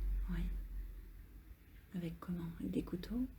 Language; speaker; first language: French; native; French